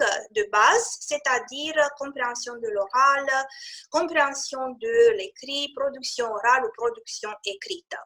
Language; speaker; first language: French; non-native, fluent; Romanian